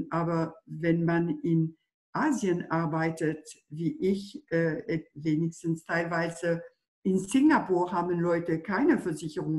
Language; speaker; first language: German; non-native, fluent; French